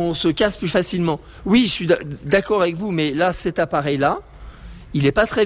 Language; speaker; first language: French; native; French